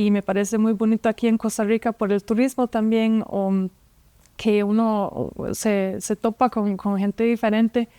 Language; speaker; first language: Spanish; non-native, fluent; German